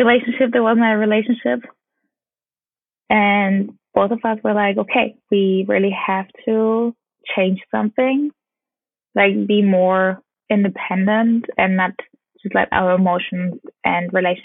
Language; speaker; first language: English; non-native, fluent; German